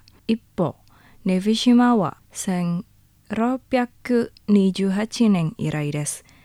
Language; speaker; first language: Japanese; non-native, learner; Indonesian